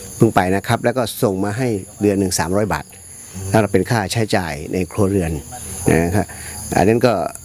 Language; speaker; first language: Thai; non-native, local second language; Pattani Malay